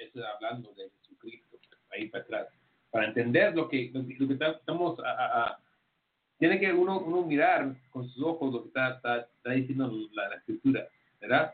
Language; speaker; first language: Spanish; early bilingual, heritage; Spanish